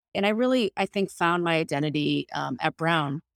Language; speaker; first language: English; early bilingual, other home language; Spanish